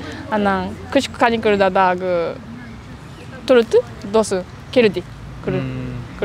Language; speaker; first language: Kyrgyz; non-native, learner; Japanese